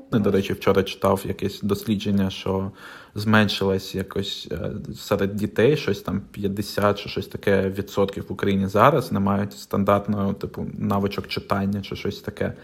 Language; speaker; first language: Ukrainian; non-native, local second language; Russian